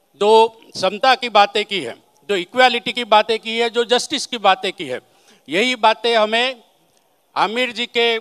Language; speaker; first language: Hindi; non-native, local second language; Marathi